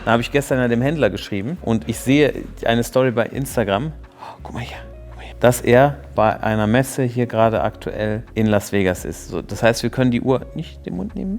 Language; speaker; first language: German; native; German